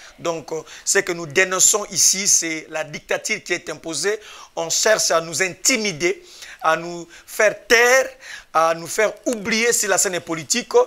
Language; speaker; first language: French; non-native, local second language; Lingala